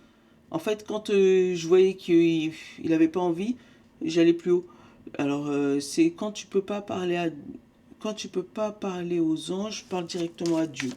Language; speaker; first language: French; native; French